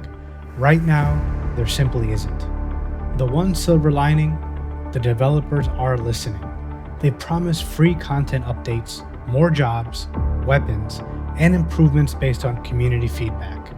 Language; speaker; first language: English; native; English